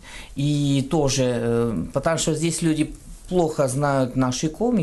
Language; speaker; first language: Russian; non-native, fluent; French